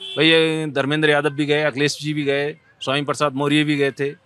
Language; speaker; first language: Hindi; native; Hindi